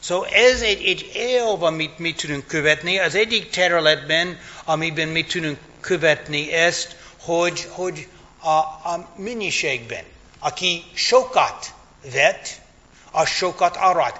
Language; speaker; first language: Hungarian; non-native, fluent; English